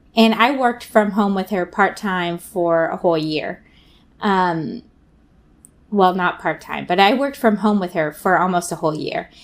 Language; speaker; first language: English; native; English